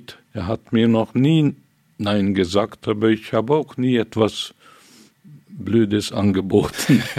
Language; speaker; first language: German; non-native, fluent; Hungarian